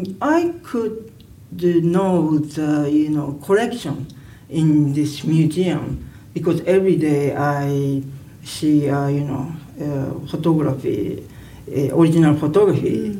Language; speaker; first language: English; non-native, learner; Japanese